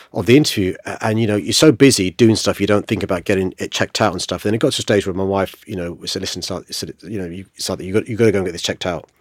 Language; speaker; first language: English; native; English